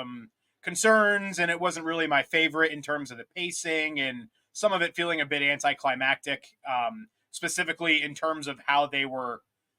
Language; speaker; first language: English; native; English